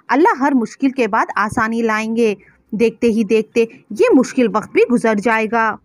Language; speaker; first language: Hindi; non-native, local second language; Urdu